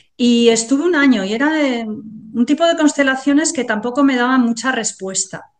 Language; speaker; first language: Spanish; native; Spanish